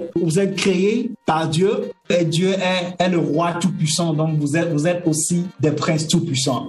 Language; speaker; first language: French; non-native, local second language; Ewe